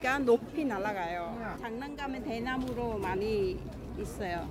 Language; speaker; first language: Korean; non-native, learner; Burmese